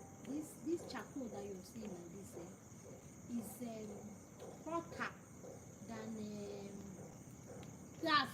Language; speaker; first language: English; non-native, local second language; Igbo